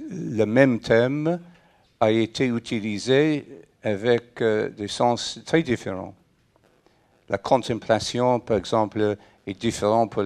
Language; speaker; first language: French; non-native, fluent; English